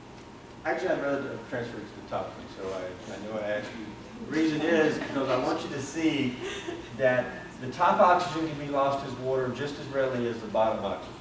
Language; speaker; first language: English; native; English